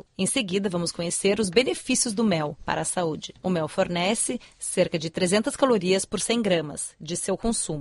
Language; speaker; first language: Portuguese; native; Portuguese